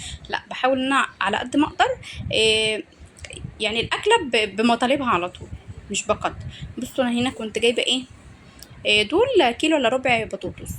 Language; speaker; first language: Arabic; native; Arabic